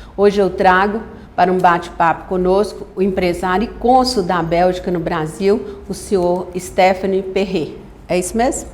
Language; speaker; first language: Portuguese; native; Portuguese